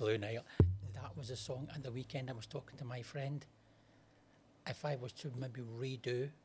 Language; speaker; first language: English; native; English